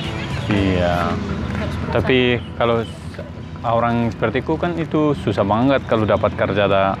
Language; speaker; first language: Indonesian; non-native, learner; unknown